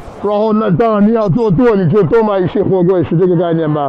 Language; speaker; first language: Chinese; non-native, fluent; English